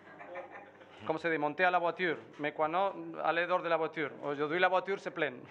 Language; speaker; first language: French; non-native, fluent; Spanish